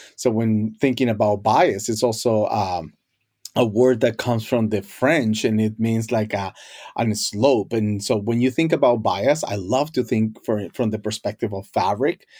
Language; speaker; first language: English; non-native, fluent; Spanish